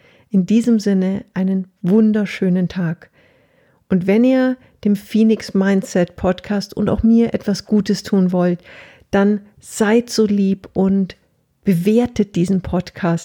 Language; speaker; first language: German; native; German